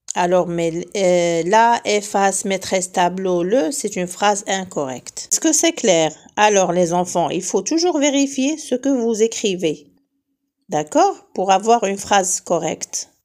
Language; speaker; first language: French; non-native, local second language; Arabic